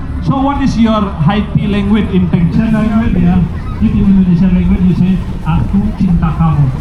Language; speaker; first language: English; non-native, learner; Indonesian